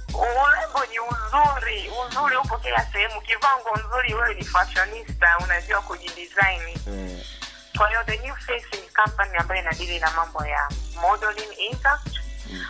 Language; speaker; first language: Swahili; native; Swahili